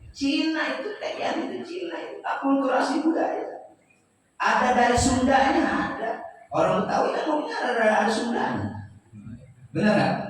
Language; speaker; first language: Indonesian; native; Indonesian